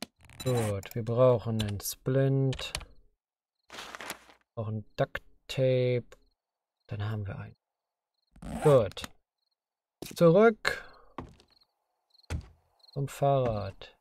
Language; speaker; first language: German; native; German